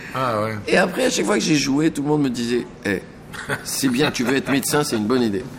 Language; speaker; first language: French; native; French